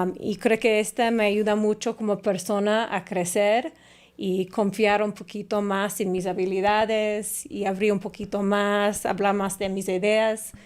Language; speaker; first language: Spanish; non-native, fluent; English